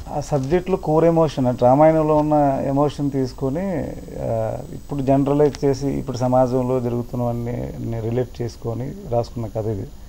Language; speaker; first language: Telugu; native; Telugu